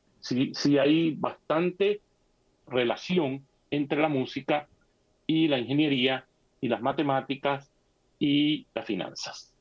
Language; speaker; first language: Spanish; native; Spanish